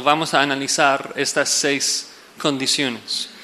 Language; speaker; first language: Spanish; non-native, fluent; English